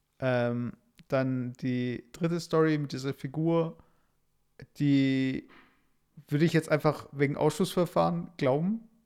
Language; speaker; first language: German; native; German